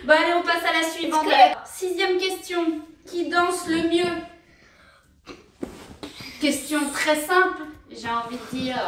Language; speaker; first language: French; native; French